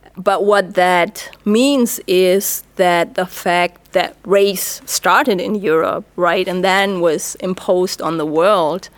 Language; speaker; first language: English; non-native, fluent; German